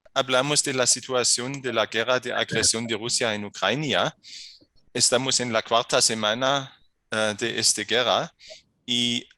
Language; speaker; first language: Spanish; non-native, fluent; German